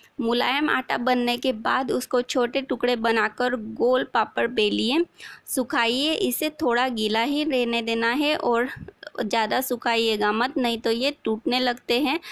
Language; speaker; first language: Hindi; non-native, local second language; Marathi